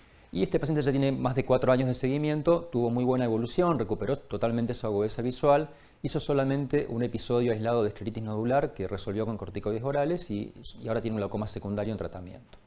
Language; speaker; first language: Spanish; native; Spanish